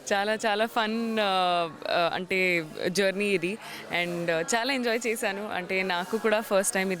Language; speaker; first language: Telugu; non-native, learner; Hindi